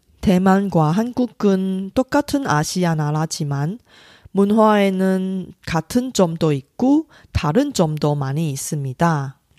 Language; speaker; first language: Korean; non-native, fluent; Chinese